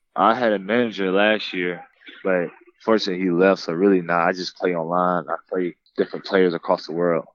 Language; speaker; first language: English; native; English